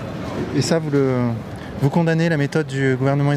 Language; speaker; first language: French; native; French